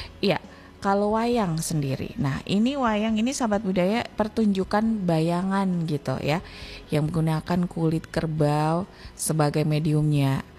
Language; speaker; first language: Indonesian; native; Indonesian